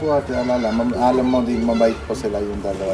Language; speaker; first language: Filipino; non-native, learner; Hindi